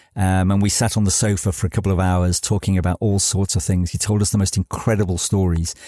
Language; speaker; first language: English; native; English